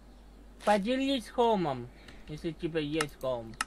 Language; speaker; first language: Russian; non-native, learner; English